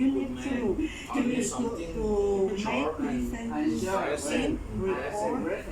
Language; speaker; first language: English; non-native, learner; Spanish